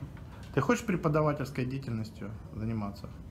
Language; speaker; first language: Russian; native; Russian